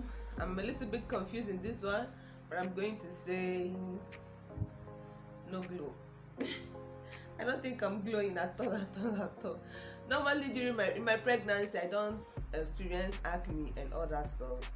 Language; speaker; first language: English; non-native, local second language; Igbo